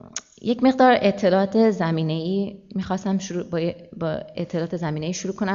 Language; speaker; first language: Persian; early bilingual, heritage; Persian